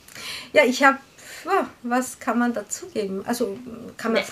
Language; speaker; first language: German; non-native, learner; Korean